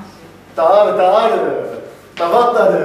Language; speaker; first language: Arabic; non-native, learner; Japanese